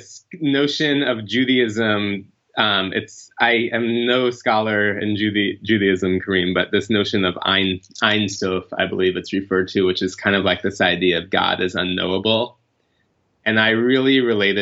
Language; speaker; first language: English; native; English